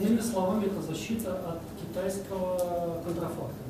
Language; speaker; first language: Russian; native; Russian